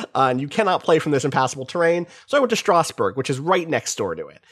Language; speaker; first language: English; native; English